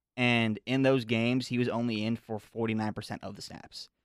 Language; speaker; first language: English; native; English